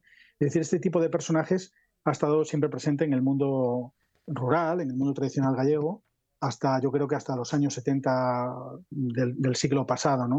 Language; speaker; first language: Spanish; native; Spanish